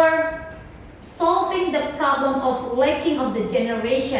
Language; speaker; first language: English; non-native, learner; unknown